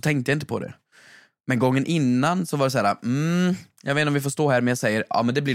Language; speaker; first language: Swedish; native; Swedish